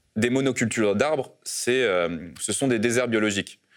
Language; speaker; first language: French; native; French